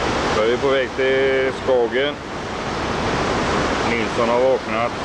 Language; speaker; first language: Swedish; native; Swedish